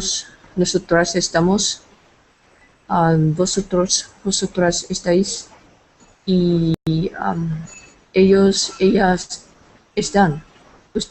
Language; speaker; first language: Spanish; non-native, learner; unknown